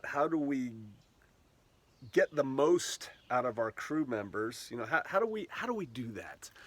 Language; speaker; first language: English; native; English